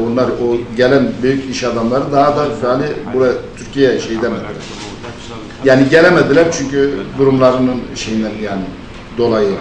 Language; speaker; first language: Turkish; non-native, fluent; Arabic